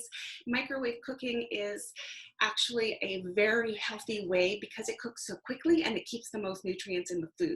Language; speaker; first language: English; native; English